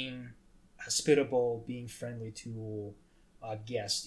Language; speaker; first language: English; non-native, fluent; Tajik